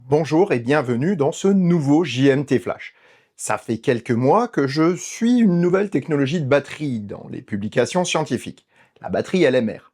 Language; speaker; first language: French; native; French